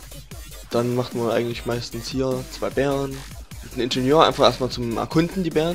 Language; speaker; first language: German; native; German